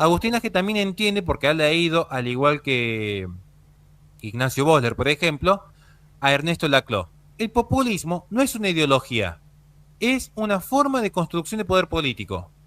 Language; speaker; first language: Spanish; native; Spanish